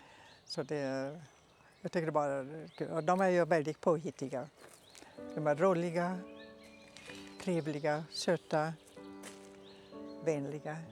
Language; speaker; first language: Swedish; non-native, fluent; German